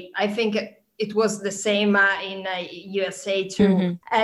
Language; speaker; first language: English; non-native, fluent; Italian